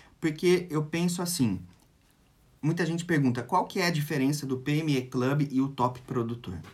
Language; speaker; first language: Portuguese; native; Portuguese